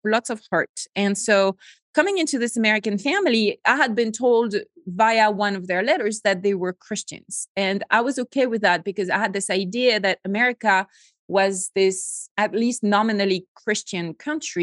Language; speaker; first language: English; non-native, fluent; French